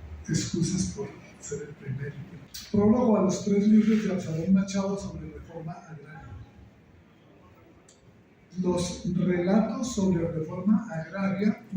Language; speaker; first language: Spanish; native; Spanish